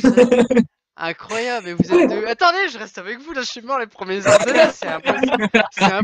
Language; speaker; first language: French; native; French